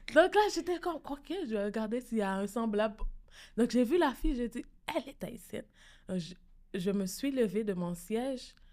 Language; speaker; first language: French; non-native, local second language; Haitian Creole